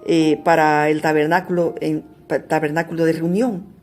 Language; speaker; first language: Spanish; native; Spanish